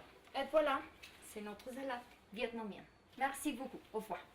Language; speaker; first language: French; non-native, learner; Spanish